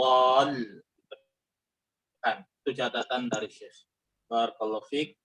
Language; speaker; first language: Indonesian; native; Indonesian